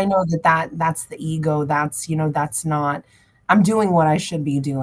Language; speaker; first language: English; native; English